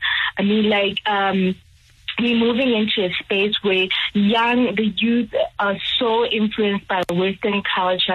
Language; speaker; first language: English; non-native, local second language; Tswana